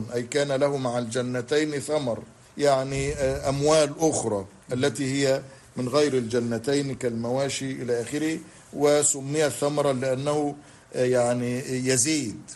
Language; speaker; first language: Arabic; native; Arabic